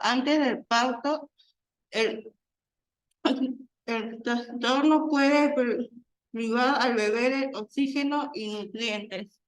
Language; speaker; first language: Spanish; native; Spanish